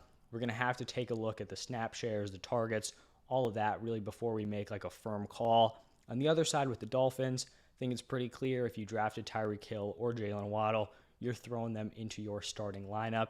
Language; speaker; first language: English; native; English